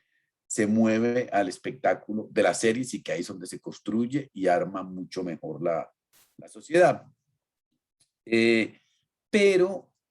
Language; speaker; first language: Spanish; native; Spanish